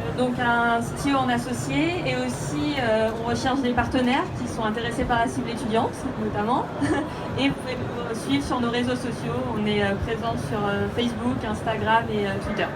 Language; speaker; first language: French; native; French